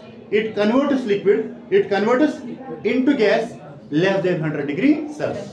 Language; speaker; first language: Hindi; non-native, local second language; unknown